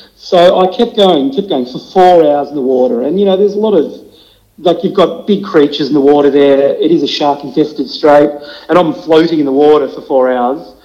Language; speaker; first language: English; native; English